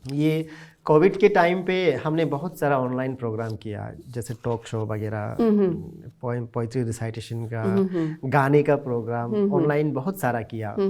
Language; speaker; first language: Hindi; non-native, local second language; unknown